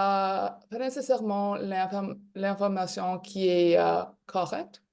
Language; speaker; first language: French; non-native, local second language; English